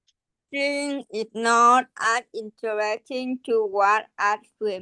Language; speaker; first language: English; non-native, learner; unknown